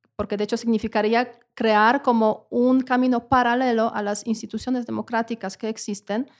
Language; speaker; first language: Spanish; non-native, fluent; Polish